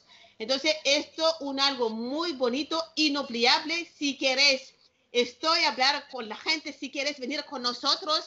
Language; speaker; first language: Spanish; non-native, learner; Malagasy